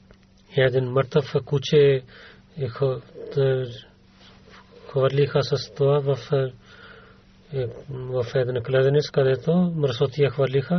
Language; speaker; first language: Bulgarian; non-native, learner; Urdu